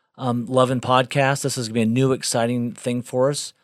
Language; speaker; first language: English; native; English